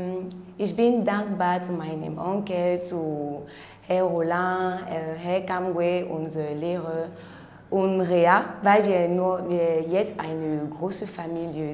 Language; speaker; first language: German; non-native, learner; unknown